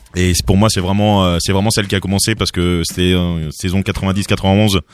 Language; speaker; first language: French; native; French